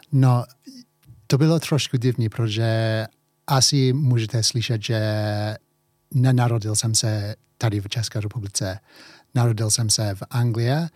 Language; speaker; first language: Czech; early bilingual, heritage; English